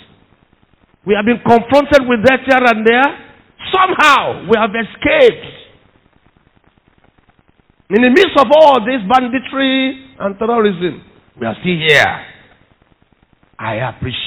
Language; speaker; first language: English; non-native, local second language; Yoruba